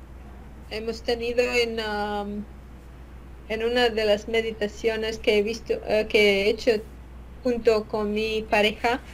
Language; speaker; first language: Spanish; non-native, fluent; Latvian